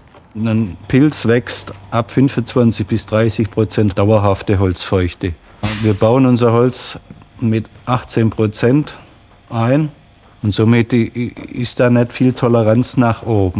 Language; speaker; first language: German; native; German